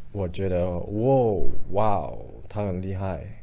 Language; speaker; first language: Chinese; non-native, learner; Thai